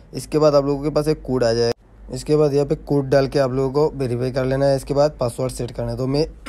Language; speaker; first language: Hindi; native; Hindi